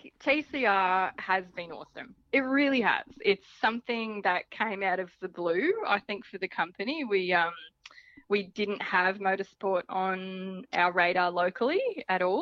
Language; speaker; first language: English; native; English